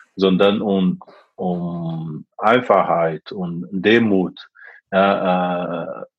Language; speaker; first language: German; non-native, fluent; Portuguese